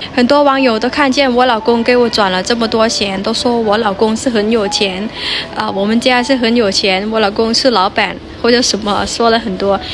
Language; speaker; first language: Chinese; non-native, fluent; Lao